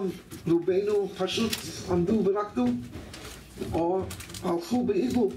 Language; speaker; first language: Hebrew; non-native, fluent; English